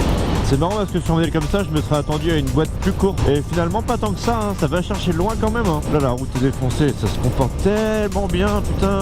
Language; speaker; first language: French; native; French